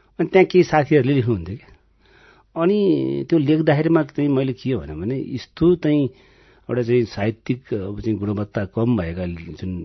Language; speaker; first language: Nepali; non-native, local second language; Gurung